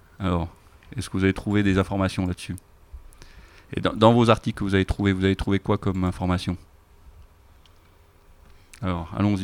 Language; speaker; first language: French; native; French